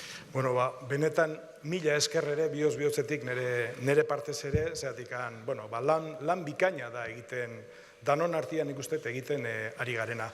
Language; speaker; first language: Basque; native; Basque